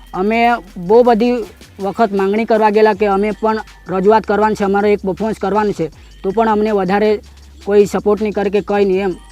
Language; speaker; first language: Gujarati; non-native, local second language; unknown